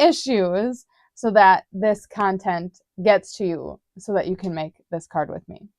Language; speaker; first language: English; native; English